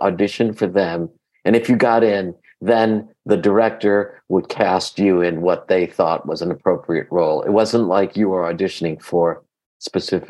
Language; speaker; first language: English; early bilingual, other home language; Greek